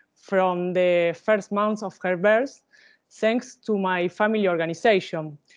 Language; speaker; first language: English; non-native, learner; Spanish